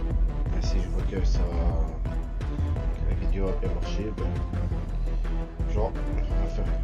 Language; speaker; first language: French; native; French